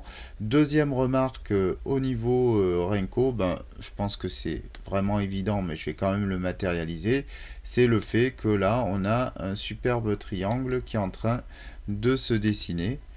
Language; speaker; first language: French; native; French